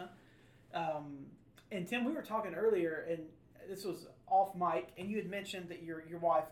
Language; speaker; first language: English; native; English